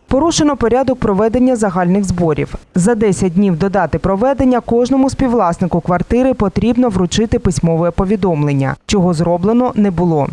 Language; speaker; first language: Ukrainian; native; Ukrainian